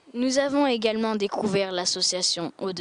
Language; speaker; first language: French; native; French